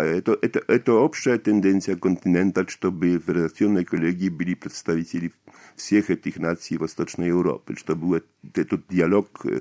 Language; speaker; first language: Russian; non-native, fluent; Polish